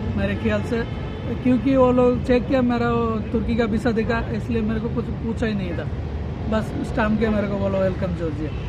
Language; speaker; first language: Hindi; non-native, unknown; Bangla